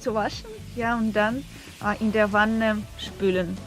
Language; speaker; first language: German; non-native, fluent; Russian